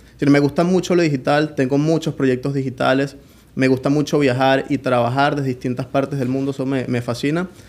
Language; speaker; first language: Spanish; native; Spanish